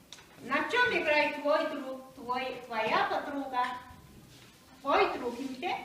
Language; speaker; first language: Russian; non-native, fluent; Mongolian